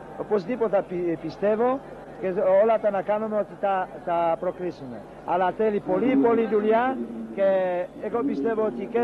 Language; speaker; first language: Greek; non-native, learner; Polish